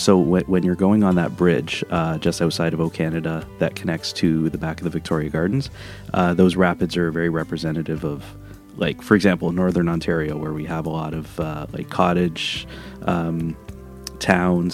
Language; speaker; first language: English; native; English